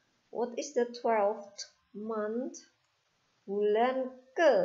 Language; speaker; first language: English; non-native, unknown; Indonesian